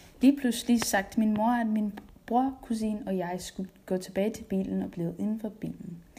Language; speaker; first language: Danish; early bilingual, heritage; Danish